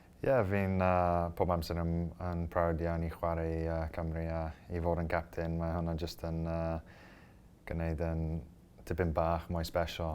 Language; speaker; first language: Welsh; non-native, local second language; English